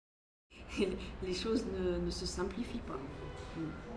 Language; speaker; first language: French; native; French